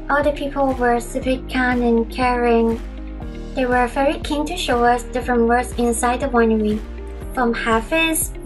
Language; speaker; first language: English; non-native, local second language; Cantonese